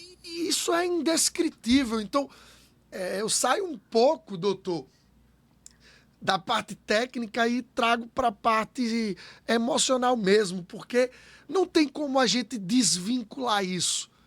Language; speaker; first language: Portuguese; native; Portuguese